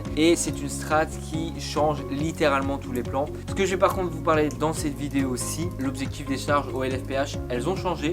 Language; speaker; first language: French; native; French